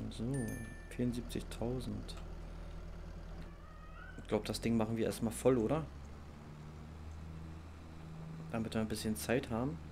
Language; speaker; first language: German; native; German